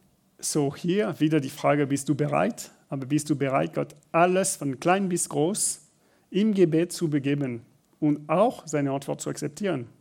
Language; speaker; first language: German; non-native, learner; French